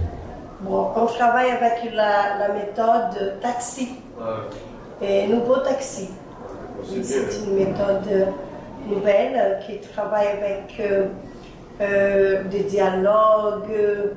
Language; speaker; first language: French; non-native, fluent; Portuguese